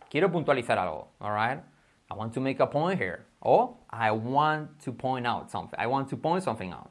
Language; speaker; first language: English; non-native, fluent; Spanish